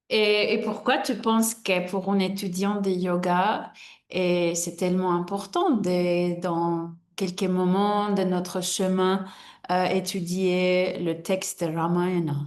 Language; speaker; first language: French; non-native, fluent; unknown